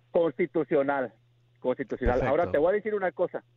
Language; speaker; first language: Spanish; native; Spanish